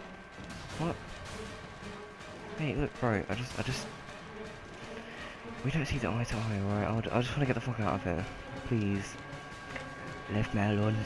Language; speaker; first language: English; native; English